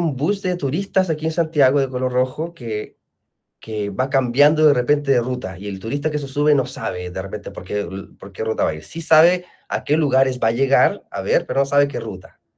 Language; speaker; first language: Spanish; native; Spanish